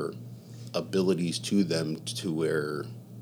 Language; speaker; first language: English; native; English